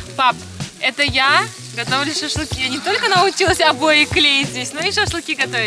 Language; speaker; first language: Russian; native; Russian